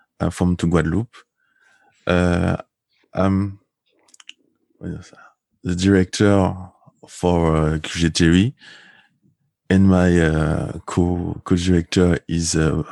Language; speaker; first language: English; non-native, learner; French